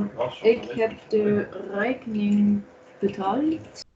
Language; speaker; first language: Dutch; non-native, learner; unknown